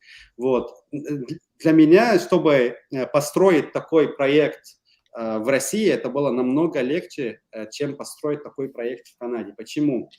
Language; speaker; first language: Russian; non-native, fluent; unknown